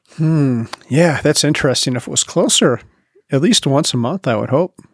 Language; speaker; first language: English; native; English